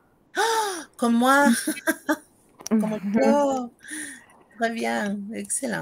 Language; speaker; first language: Spanish; native; Spanish